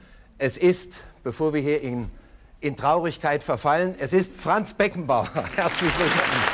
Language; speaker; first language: German; native; German